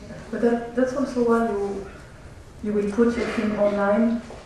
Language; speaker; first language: English; non-native, fluent; French